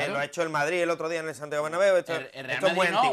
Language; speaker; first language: Spanish; native; Spanish